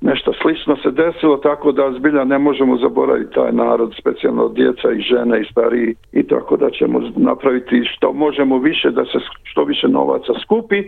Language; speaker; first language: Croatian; early bilingual, other home language; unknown